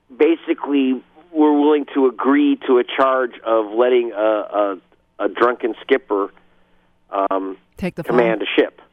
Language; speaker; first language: English; native; English